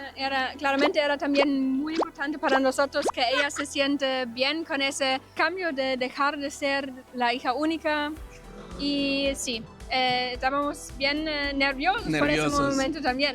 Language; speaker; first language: Spanish; non-native, fluent; German